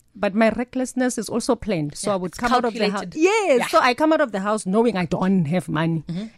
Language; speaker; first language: English; non-native, local second language; Northern Sotho